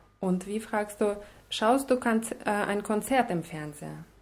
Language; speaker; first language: German; non-native, fluent; Russian